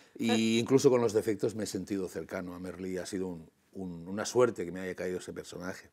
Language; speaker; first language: Spanish; non-native, local second language; Catalan